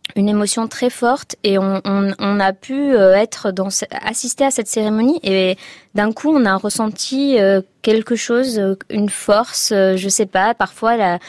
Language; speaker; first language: French; non-native, local second language; Arabic